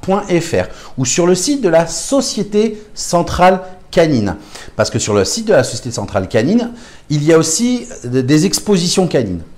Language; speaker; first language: French; native; French